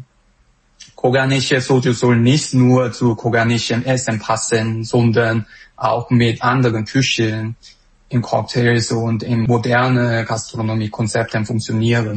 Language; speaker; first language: German; non-native, fluent; Korean